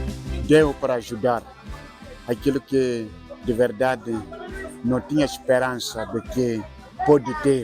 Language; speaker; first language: Portuguese; non-native, local second language; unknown